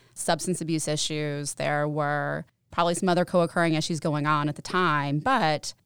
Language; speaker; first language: English; native; English